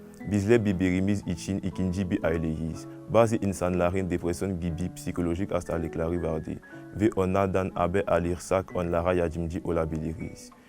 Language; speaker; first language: Turkish; non-native, fluent; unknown